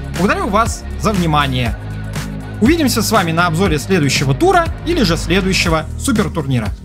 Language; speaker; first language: Russian; native; Russian